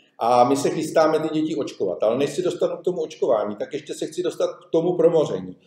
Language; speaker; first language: Czech; native; Czech